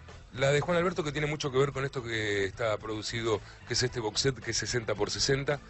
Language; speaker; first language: Spanish; native; Spanish